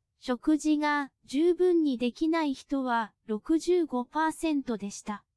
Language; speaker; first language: Japanese; non-native, fluent; Cantonese